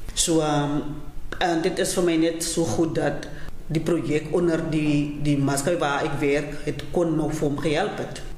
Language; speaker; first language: Afrikaans; non-native, local second language; Southern Sotho